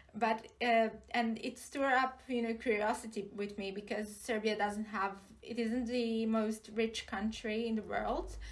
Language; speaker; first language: English; non-native, fluent; Serbian